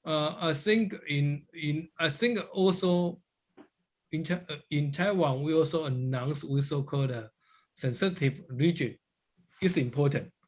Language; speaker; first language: English; non-native, learner; Chinese